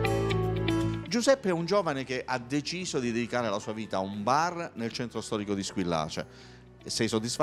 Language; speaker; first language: Italian; native; Italian